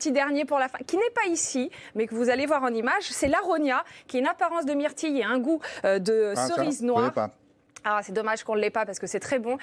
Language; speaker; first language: French; native; French